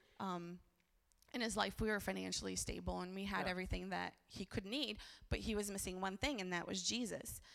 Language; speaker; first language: English; early bilingual, other home language; Portuguese